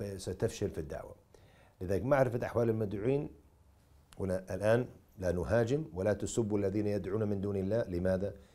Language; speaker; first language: Arabic; non-native, fluent; English